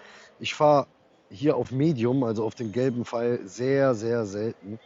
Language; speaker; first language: German; native; German